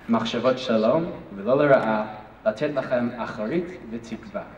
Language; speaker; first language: Hebrew; non-native, learner; English